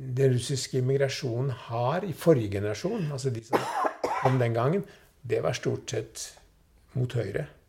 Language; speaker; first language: Norwegian; early bilingual, other home language; Swedish